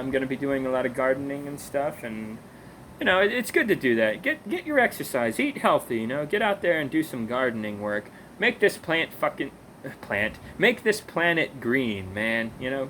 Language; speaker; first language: English; native; English